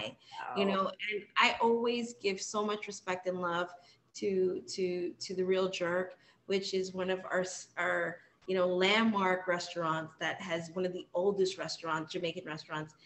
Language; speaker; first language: English; native; English